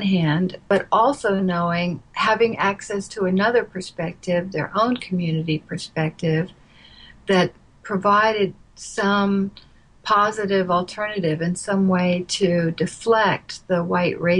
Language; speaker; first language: English; native; English